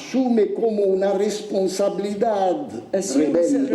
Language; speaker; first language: Spanish; non-native, fluent; Italian